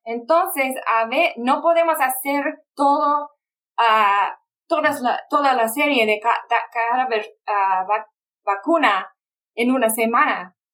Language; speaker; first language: Spanish; non-native, fluent; English